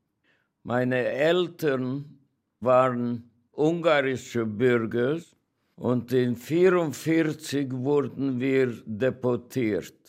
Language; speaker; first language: German; non-native, fluent; Hungarian